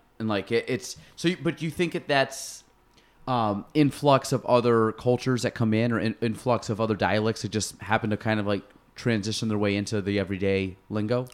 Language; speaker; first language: English; native; English